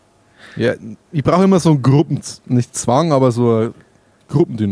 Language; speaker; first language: German; native; German